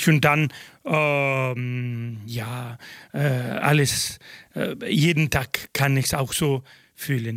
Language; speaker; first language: German; non-native, fluent; Spanish